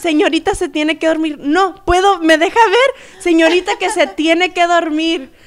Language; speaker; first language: Spanish; early bilingual, heritage; Spanish